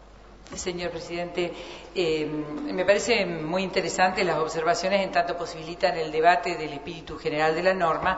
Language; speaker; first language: Spanish; native; Spanish